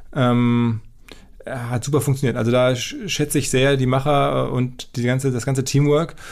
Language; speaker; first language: German; native; German